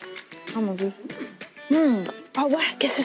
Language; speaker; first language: French; native; French